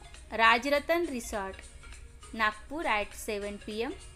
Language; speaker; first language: English; non-native, local second language; Marathi